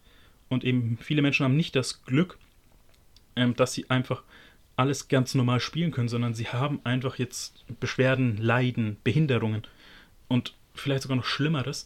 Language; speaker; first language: German; native; German